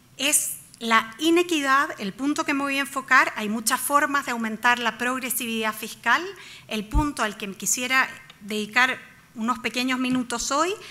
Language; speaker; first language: Spanish; native; Spanish